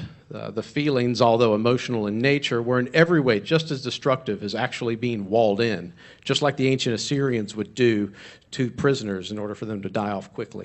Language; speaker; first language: English; native; English